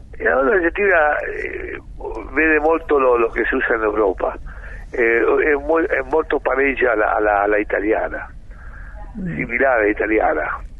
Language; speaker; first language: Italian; early bilingual, heritage; Italian